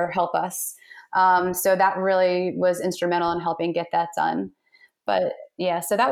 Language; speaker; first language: English; native; English